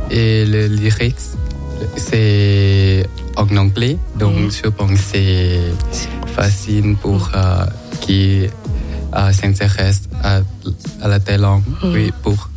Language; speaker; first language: French; non-native, learner; Thai